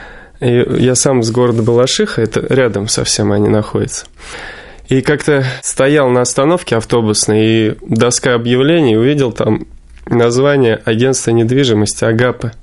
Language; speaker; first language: Russian; native; Russian